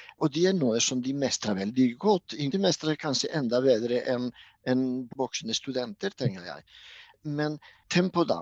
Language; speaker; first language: Norwegian; non-native, fluent; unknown